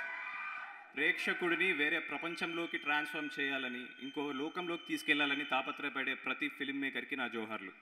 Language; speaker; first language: Telugu; native; Telugu